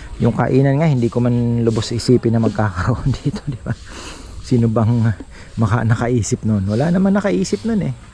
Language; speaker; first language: Filipino; non-native, local second language; Bikol